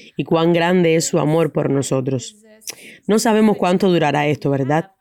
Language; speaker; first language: Spanish; non-native, fluent; Ukrainian